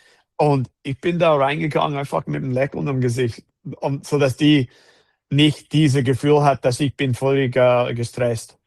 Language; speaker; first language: German; non-native, fluent; English